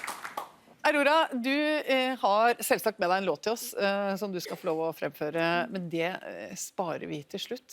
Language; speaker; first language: Norwegian; native; Norwegian